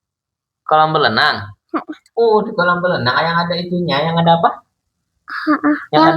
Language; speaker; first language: Indonesian; non-native, local second language; Sundanese